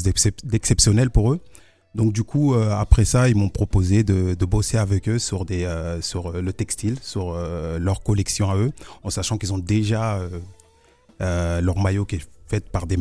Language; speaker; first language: French; early bilingual, other home language; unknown